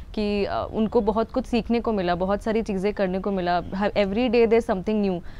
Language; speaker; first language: Hindi; native; Hindi